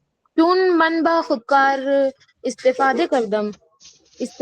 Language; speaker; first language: Persian; non-native, learner; Urdu